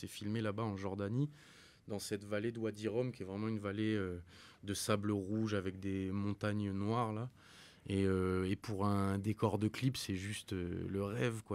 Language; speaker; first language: French; native; French